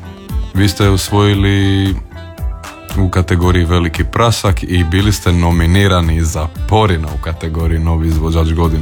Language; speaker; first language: Serbian; native; Serbian